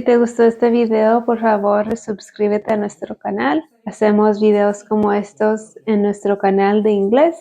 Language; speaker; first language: Spanish; early bilingual, heritage; Spanish